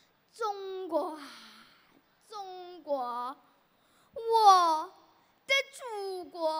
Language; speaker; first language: Chinese; early bilingual, heritage; Chinese